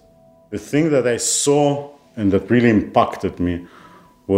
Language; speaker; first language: English; non-native, fluent; Kazakh